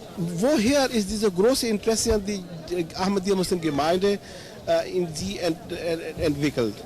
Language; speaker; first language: German; non-native, fluent; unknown